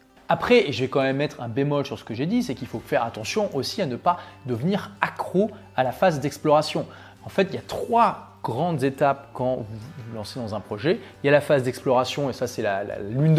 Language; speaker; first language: French; native; French